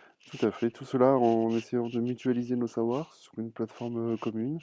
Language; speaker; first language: French; native; French